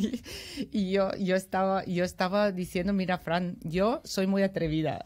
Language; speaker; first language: Spanish; non-native, fluent; Bulgarian